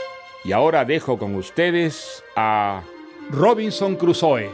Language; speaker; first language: Spanish; native; Spanish